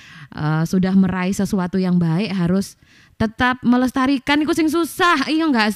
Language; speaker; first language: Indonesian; non-native, local second language; Javanese